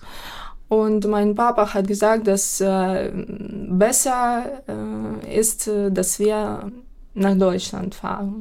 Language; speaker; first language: German; non-native, fluent; Ukrainian